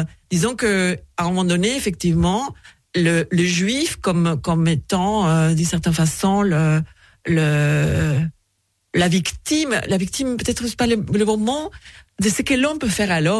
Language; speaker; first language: French; non-native, fluent; Spanish